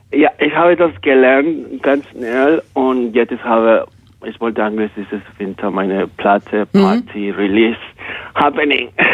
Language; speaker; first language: German; non-native, learner; Spanish